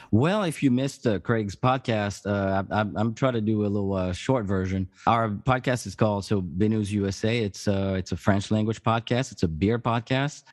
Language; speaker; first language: English; non-native, fluent; French